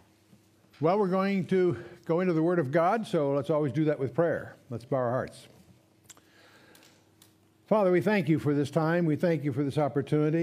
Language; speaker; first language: English; native; English